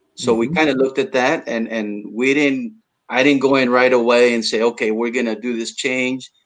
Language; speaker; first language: English; early bilingual, other home language; Spanish